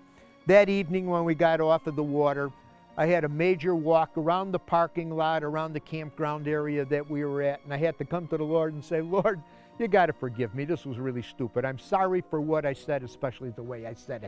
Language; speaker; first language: English; native; English